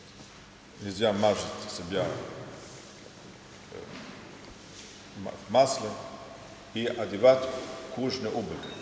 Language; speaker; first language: Russian; non-native, fluent; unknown